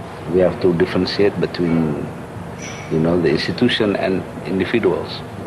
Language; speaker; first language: English; non-native, fluent; Indonesian